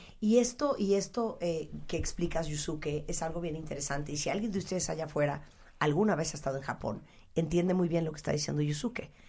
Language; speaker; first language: Spanish; native; Spanish